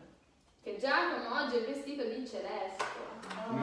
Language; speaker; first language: Italian; non-native, fluent; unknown